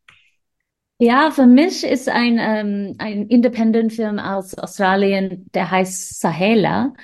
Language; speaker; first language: German; non-native, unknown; English